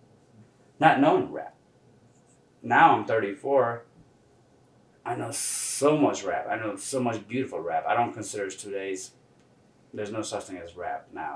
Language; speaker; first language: English; non-native, local second language; Nepali